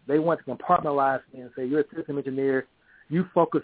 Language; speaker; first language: English; native; English